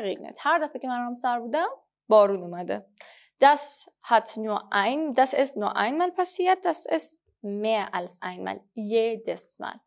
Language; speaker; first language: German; non-native, fluent; Persian